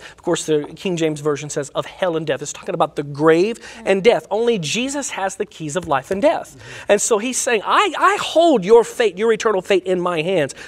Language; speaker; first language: English; native; English